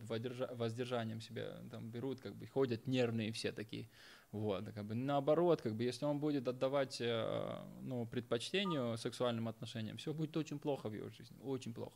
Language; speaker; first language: Russian; native; Russian